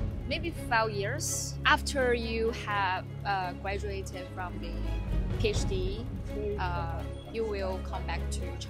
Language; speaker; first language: English; non-native, fluent; Chinese